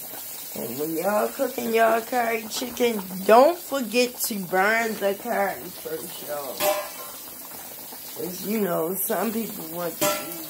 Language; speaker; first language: English; native; English